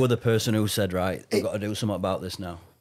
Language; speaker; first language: English; native; English